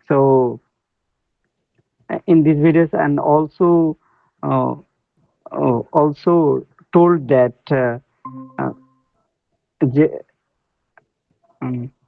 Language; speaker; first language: English; non-native, learner; Bangla